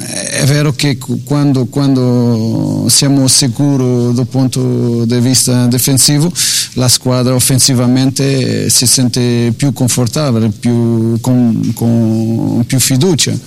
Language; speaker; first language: Italian; non-native, fluent; Portuguese